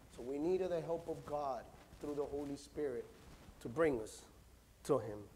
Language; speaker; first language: English; non-native, fluent; Spanish